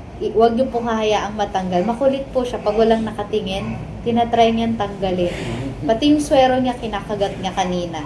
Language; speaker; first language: Filipino; native; Filipino